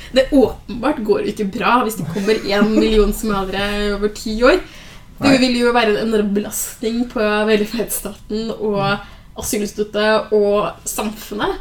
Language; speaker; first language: Norwegian; early bilingual, other home language; Somali